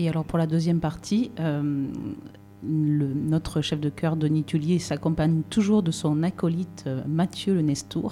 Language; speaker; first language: French; native; French